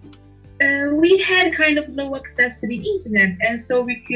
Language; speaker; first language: English; non-native, fluent; Italian